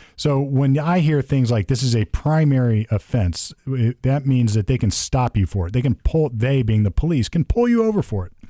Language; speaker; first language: English; native; English